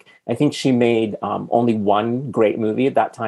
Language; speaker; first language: English; non-native, fluent; Arabic